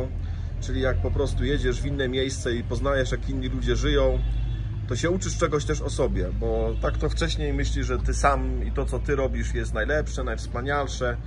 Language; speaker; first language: Polish; native; Polish